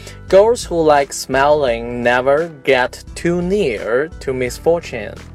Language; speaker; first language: English; non-native, fluent; Chinese